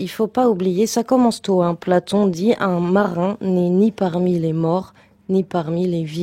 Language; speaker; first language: French; native; French